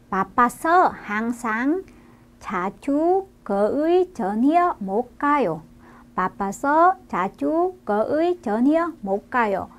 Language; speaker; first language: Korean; non-native, fluent; Vietnamese